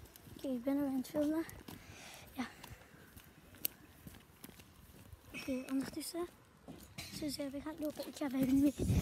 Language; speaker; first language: Dutch; native; Dutch